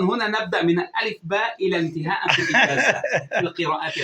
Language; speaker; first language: Arabic; native; Arabic